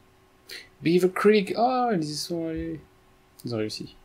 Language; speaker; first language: French; native; French